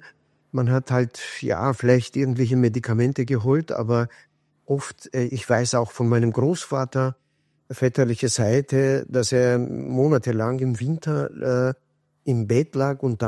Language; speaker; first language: German; non-native, fluent; Kurdish